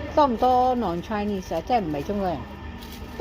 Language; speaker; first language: Cantonese; non-native, fluent; Punjabi